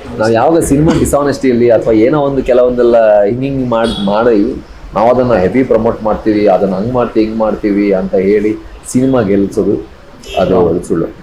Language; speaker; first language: Kannada; non-native, local second language; Tulu